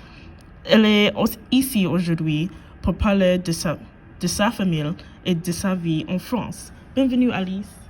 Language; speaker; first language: French; non-native, learner; English